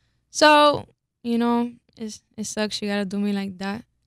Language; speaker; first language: English; early bilingual, other home language; Spanish